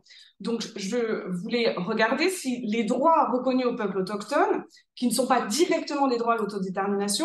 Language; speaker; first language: French; native; French